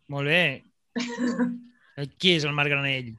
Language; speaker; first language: Catalan; native; Catalan